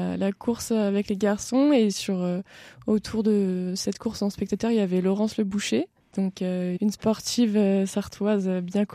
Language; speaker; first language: French; native; French